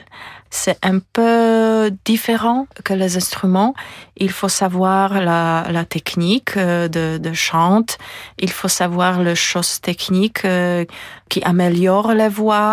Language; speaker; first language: French; non-native, fluent; Polish